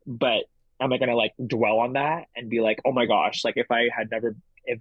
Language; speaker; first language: English; early bilingual, other home language; Indonesian